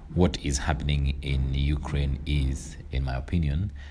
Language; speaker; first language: English; non-native, local second language; Kinyarwanda